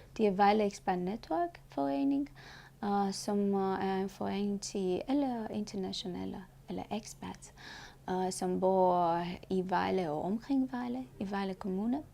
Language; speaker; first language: Danish; non-native, learner; Romanian